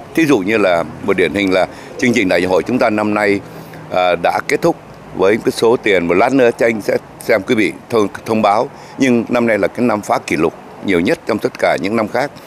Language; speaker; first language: Vietnamese; native; Vietnamese